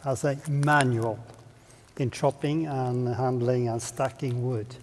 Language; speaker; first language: English; non-native, fluent; Norwegian